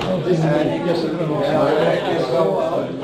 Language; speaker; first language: Dutch; early bilingual, heritage; Dutch